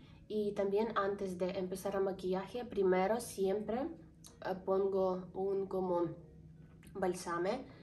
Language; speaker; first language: Spanish; non-native, learner; Ukrainian